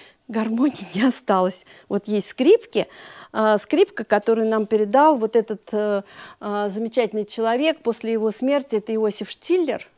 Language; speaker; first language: Russian; native; Russian